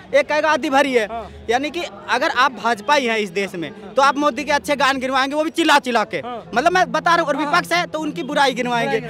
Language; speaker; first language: Hindi; native; Hindi